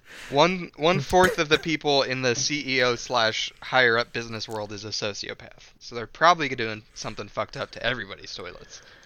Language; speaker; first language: English; native; English